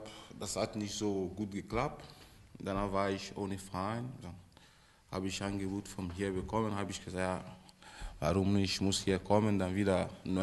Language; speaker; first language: German; non-native, learner; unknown